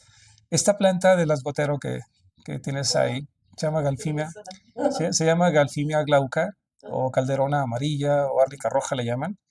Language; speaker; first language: Spanish; native; Spanish